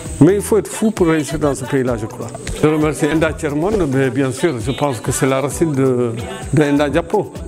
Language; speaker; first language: French; non-native, local second language; Fula